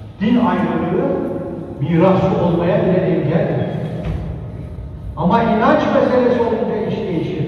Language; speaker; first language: Turkish; native; Turkish